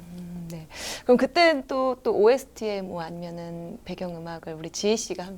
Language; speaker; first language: Korean; native; Korean